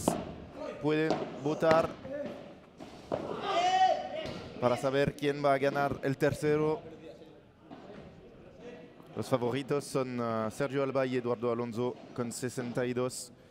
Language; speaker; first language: Spanish; non-native, learner; French